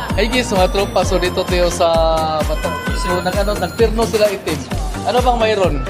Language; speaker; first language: Filipino; non-native, local second language; Cebuano